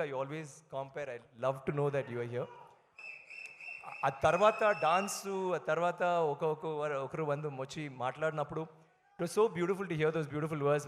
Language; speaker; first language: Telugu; non-native, learner; Tamil